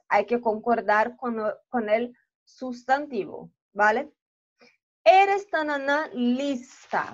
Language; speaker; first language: Spanish; non-native, fluent; Portuguese